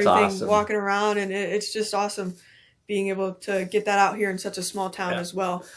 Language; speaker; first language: English; native; English